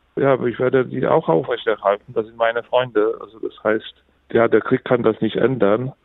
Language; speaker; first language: German; non-native, fluent; Polish